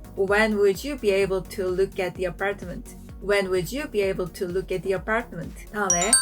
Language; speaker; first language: English; non-native, fluent; Korean